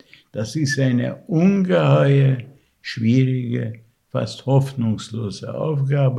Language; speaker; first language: German; non-native, fluent; Hungarian